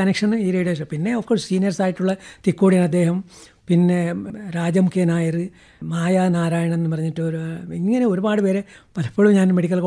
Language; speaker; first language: Malayalam; non-native, local second language; Kannada